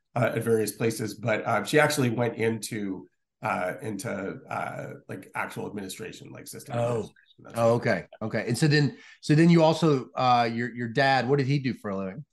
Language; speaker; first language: English; native; English